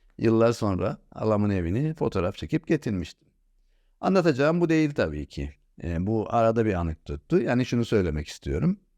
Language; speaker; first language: Turkish; native; Turkish